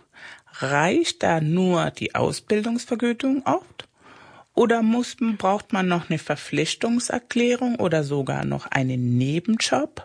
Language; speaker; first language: German; early bilingual, other home language; Spanish